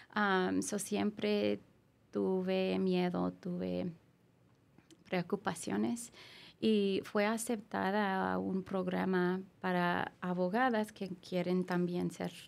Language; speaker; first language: Spanish; non-native, learner; English